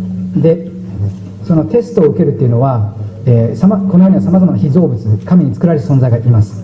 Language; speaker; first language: Japanese; native; Japanese